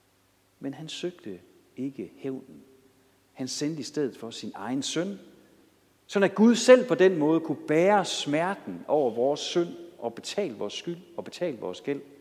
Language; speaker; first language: Danish; native; Danish